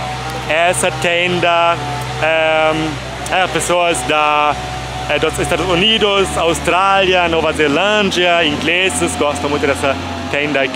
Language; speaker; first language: Portuguese; non-native, fluent; German